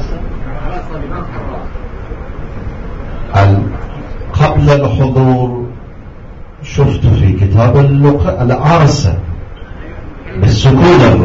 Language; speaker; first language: Arabic; non-native, fluent; Persian